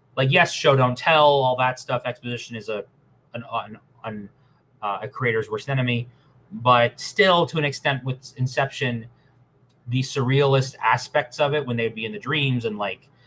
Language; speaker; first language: English; native; English